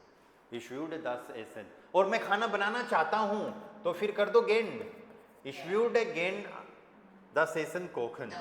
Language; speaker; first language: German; non-native, fluent; Hindi